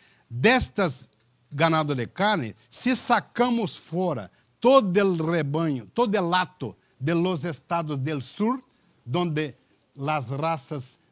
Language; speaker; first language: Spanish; non-native, learner; Portuguese